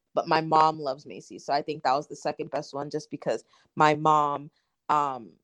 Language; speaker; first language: English; native; English